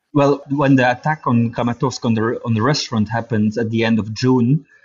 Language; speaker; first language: English; non-native, fluent; Dutch